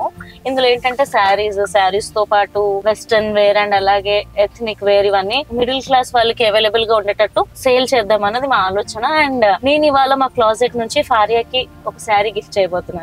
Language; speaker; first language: Telugu; native; Telugu